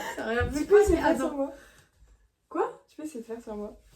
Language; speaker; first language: French; native; French